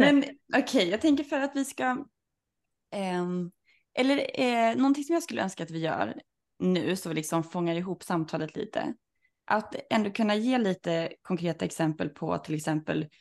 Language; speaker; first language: Swedish; native; Swedish